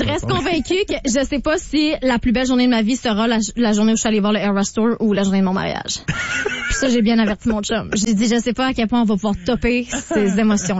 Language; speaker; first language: French; native; French